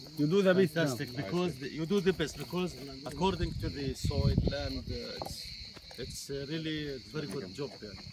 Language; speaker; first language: English; non-native, learner; Arabic